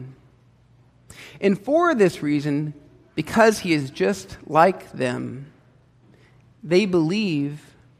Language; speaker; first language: English; native; English